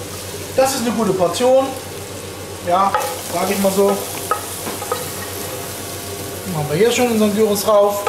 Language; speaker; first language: German; native; German